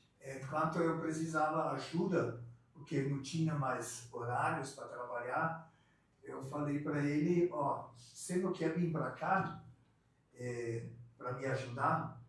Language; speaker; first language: Portuguese; non-native, fluent; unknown